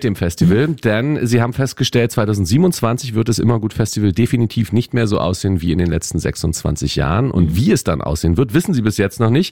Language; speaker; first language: German; native; German